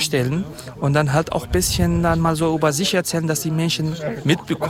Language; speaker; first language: German; non-native, fluent; Kurdish